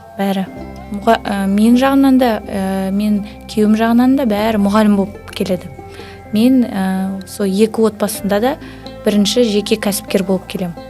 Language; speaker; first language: Kazakh; non-native, local second language; Russian